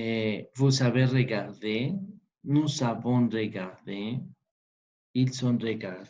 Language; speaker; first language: French; non-native, fluent; Spanish